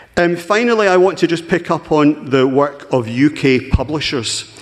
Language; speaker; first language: English; native; English